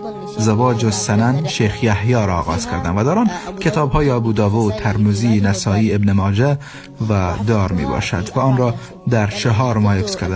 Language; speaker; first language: Persian; early bilingual, heritage; Persian